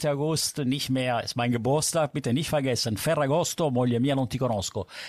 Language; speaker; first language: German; non-native, fluent; Italian